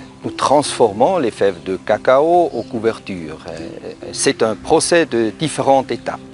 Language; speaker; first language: French; non-native, local second language; German